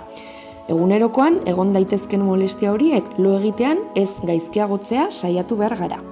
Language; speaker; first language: Basque; native; Basque